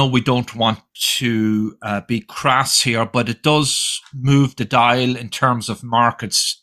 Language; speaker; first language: English; native; English